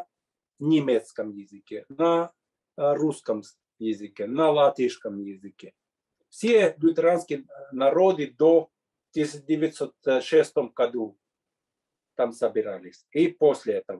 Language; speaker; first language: Russian; non-native, fluent; Finnish